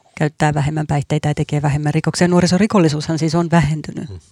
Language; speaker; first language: Finnish; native; Finnish